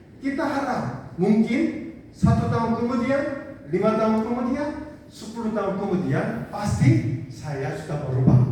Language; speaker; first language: Indonesian; non-native, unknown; Korean